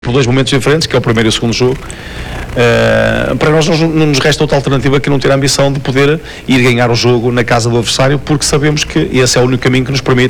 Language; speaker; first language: Portuguese; native; Portuguese